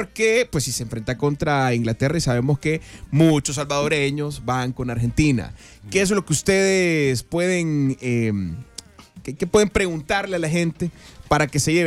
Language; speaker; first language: Spanish; native; Spanish